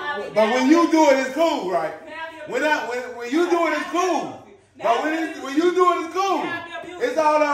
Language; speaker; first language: English; native; English